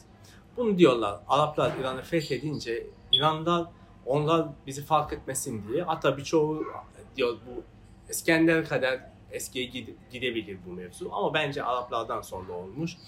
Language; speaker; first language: Turkish; non-native, fluent; Persian